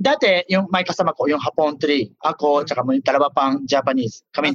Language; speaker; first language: Filipino; non-native, learner; Japanese